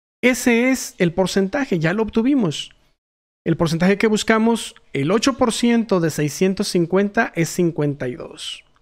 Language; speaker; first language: Spanish; native; Spanish